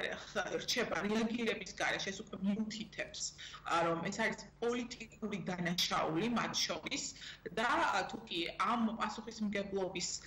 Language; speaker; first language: Georgian; native; Georgian